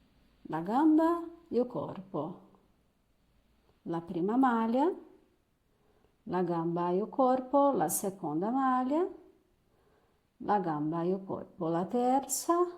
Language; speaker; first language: Italian; non-native, fluent; Portuguese